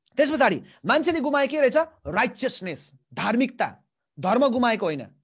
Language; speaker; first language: Nepali; native; Nepali